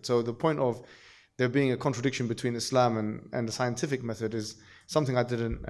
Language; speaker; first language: English; native; English